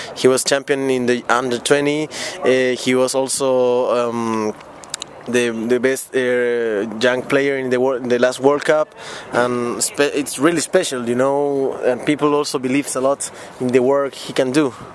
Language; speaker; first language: English; non-native, fluent; Spanish